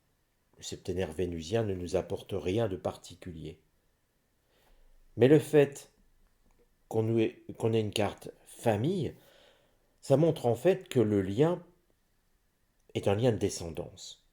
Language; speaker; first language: French; native; French